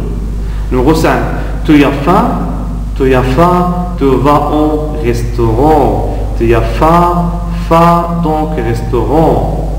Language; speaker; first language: French; non-native, fluent; Arabic